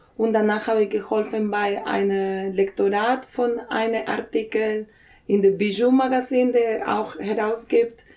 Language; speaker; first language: German; non-native, fluent; Spanish